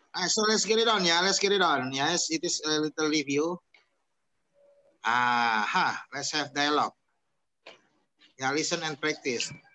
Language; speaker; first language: English; non-native, fluent; Indonesian